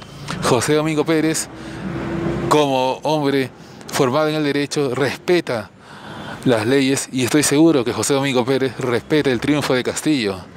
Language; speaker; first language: Spanish; native; Spanish